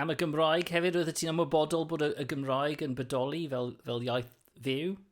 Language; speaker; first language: Welsh; non-native, local second language; English